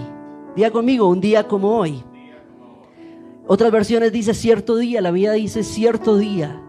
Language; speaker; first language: Spanish; native; Spanish